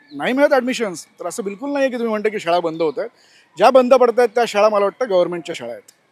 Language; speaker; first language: Marathi; non-native, local second language; Gujarati